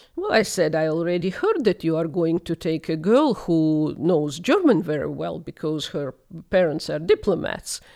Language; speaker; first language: English; non-native, fluent; Russian